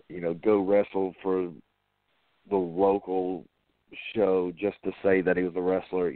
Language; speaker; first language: English; native; English